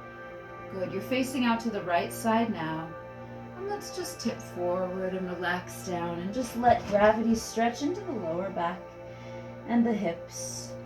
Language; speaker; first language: English; native; English